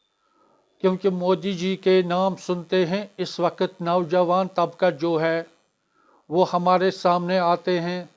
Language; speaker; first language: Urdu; non-native, local second language; Kashmiri